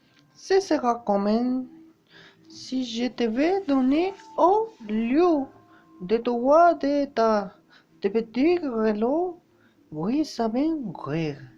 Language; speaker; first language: French; non-native, learner; Spanish